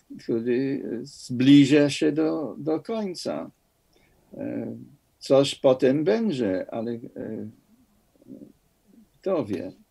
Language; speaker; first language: Polish; non-native, fluent; English